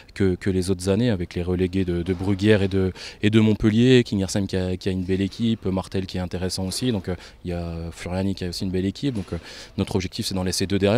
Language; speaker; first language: French; native; French